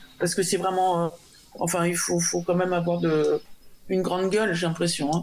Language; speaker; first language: French; native; French